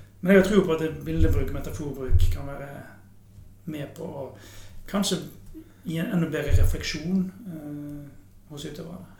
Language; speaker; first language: Norwegian; native; Norwegian